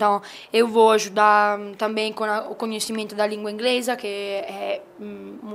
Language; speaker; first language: Portuguese; non-native, learner; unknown